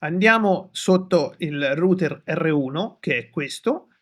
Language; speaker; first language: Italian; native; Italian